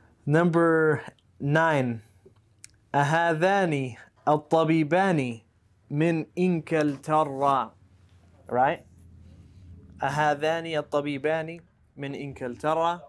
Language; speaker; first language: Arabic; non-native, fluent; English